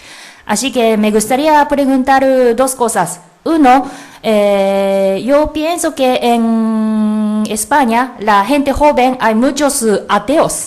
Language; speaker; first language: Spanish; non-native, learner; Japanese